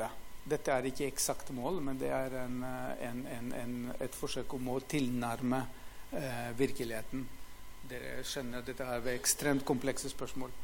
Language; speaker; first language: Norwegian; non-native, fluent; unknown